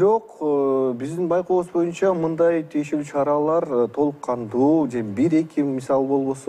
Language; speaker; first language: Kyrgyz; native; Kyrgyz